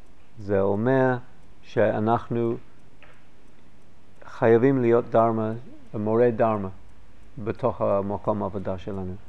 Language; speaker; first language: Hebrew; non-native, fluent; English